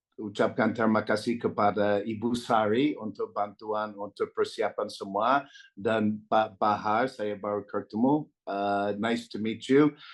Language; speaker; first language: Indonesian; non-native, fluent; English